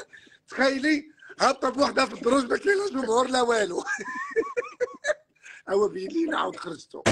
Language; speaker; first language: Arabic; native; Arabic